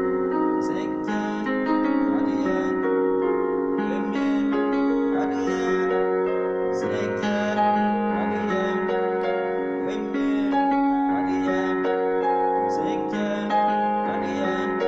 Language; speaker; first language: French; non-native, local second language; Haitian Creole